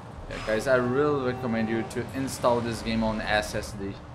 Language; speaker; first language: English; non-native, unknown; Portuguese